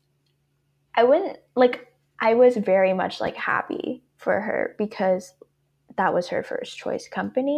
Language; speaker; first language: English; non-native, local second language; Cantonese